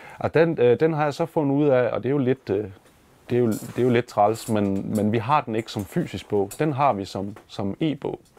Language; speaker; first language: Danish; native; Danish